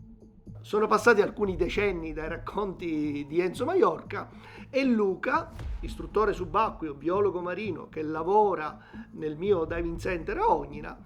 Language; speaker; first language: Italian; native; Italian